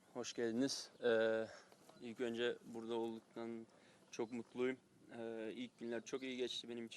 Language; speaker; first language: Turkish; early bilingual, heritage; Turkish